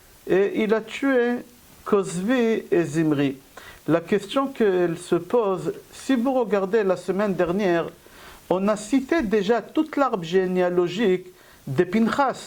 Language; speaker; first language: French; native; French